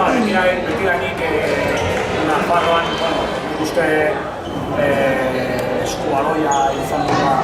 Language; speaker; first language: Basque; non-native, local second language; Spanish